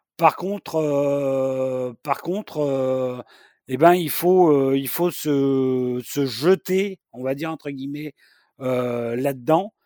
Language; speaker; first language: French; native; French